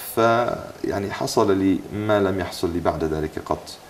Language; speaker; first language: Arabic; non-native, fluent; English